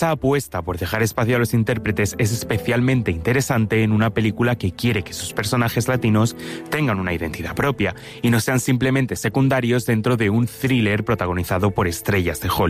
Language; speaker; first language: Spanish; native; Spanish